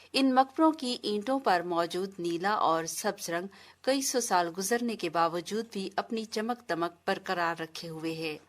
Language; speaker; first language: Urdu; non-native, local second language; Saraiki